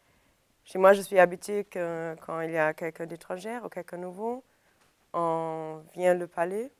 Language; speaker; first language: French; non-native, fluent; German